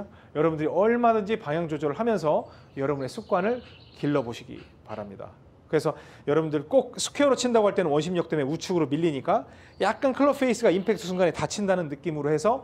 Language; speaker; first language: Korean; native; Korean